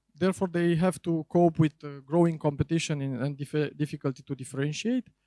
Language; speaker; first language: English; non-native, fluent; Romanian